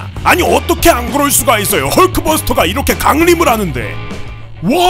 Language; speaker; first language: Korean; native; Korean